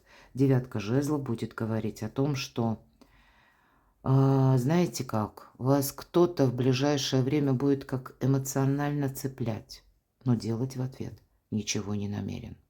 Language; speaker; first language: Russian; native; Russian